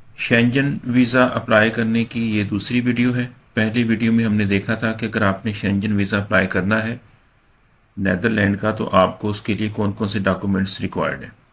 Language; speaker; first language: Urdu; non-native, local second language; Punjabi